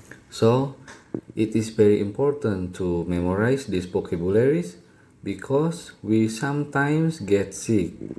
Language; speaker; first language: English; non-native, fluent; Indonesian